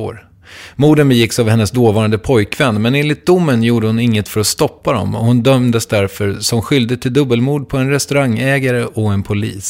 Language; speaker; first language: Swedish; native; Swedish